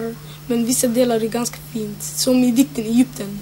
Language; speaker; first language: Swedish; early bilingual, other home language; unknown